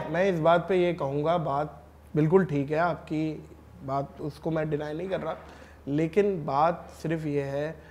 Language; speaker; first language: Urdu; native; Urdu